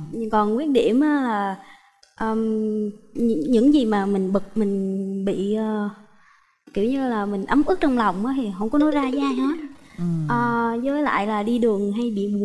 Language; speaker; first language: Vietnamese; native; Vietnamese